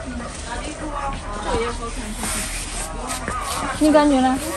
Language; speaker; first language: Chinese; native; Chinese